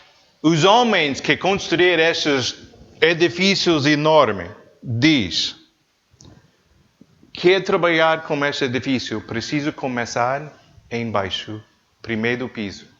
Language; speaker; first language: Portuguese; non-native, learner; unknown